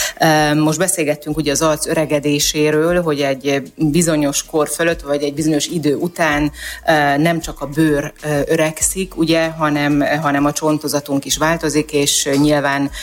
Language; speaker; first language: Hungarian; native; Hungarian